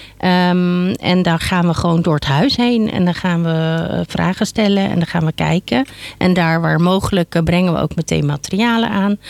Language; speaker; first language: Dutch; native; Dutch